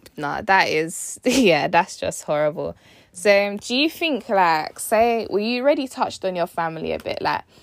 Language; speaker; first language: English; native; English